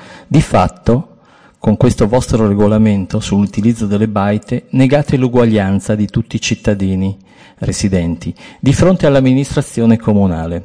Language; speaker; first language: Italian; native; Italian